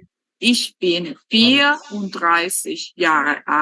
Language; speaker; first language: German; non-native, learner; Spanish